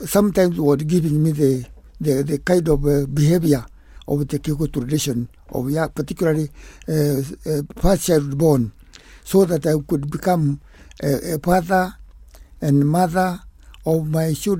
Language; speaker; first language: English; non-native, local second language; Kikuyu